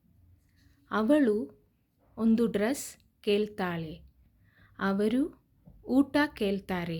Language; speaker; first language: Kannada; non-native, learner; Malayalam